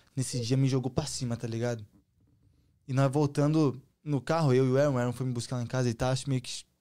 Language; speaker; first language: Portuguese; native; Portuguese